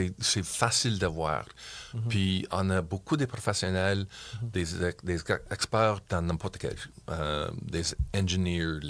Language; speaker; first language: French; non-native, local second language; English